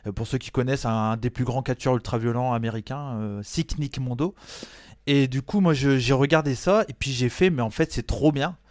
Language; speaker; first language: French; native; French